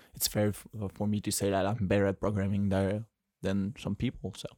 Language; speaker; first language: English; non-native, fluent; French